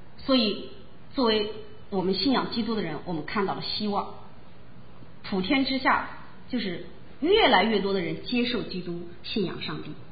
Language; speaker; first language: Chinese; native; Chinese